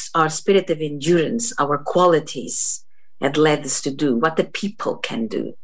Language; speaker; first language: English; non-native, fluent; Portuguese